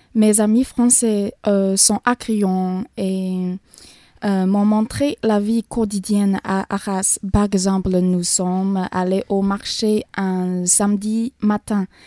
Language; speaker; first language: French; non-native, learner; Chinese